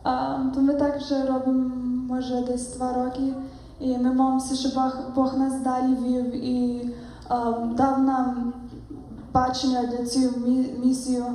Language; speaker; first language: Ukrainian; early bilingual, heritage; Ukrainian